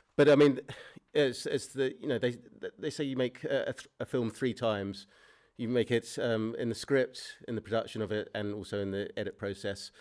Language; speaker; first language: English; native; English